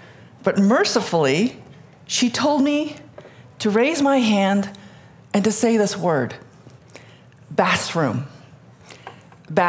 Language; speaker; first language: English; early bilingual, other home language; Korean